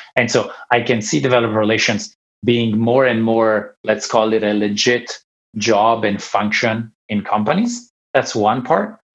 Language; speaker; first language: English; non-native, fluent; Italian